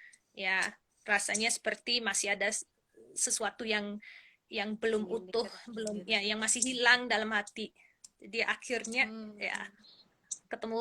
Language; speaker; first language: Indonesian; non-native, fluent; English